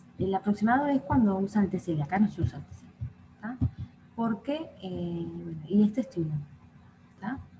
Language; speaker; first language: Spanish; native; Spanish